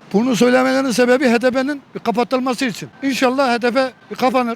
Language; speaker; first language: Turkish; non-native, local second language; Kurdish